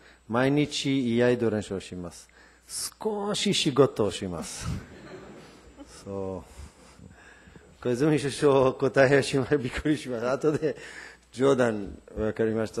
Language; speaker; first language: Japanese; non-native, learner; Hebrew